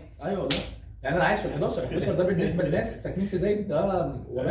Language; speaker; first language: Arabic; native; Arabic